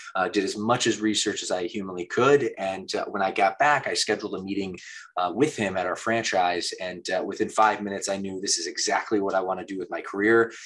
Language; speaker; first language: English; native; English